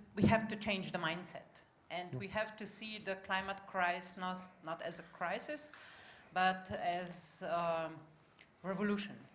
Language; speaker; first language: English; non-native, fluent; Slovenian